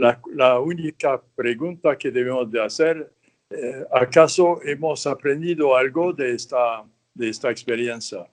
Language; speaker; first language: Spanish; non-native, fluent; French